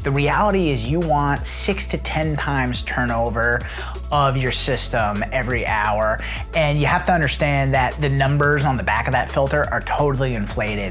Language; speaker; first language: English; native; English